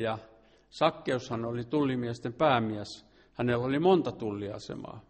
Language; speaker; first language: Finnish; native; Finnish